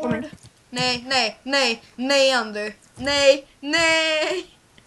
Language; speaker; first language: Swedish; native; Swedish